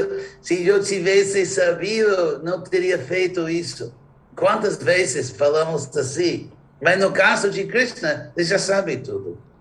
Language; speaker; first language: Portuguese; non-native, fluent; English